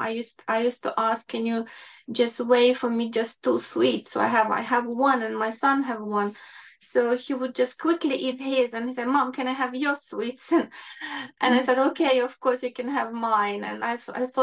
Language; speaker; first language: English; non-native, fluent; Ukrainian